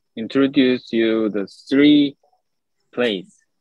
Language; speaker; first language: English; non-native, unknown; Korean